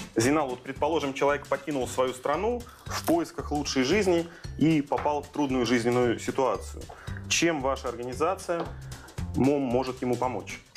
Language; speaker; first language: Russian; native; Russian